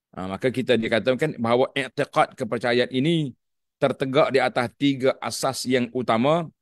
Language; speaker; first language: Malay; native; Malay